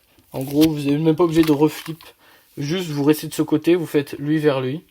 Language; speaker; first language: French; native; French